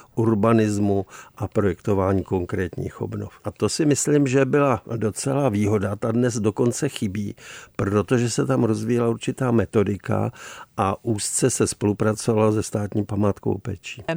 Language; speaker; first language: Czech; native; Czech